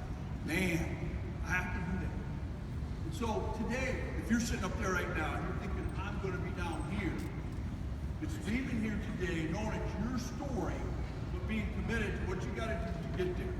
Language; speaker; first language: English; native; English